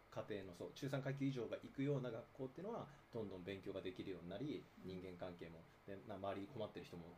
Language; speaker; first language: Japanese; native; Japanese